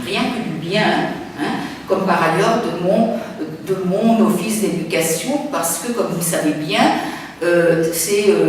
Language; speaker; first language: French; non-native, fluent; Spanish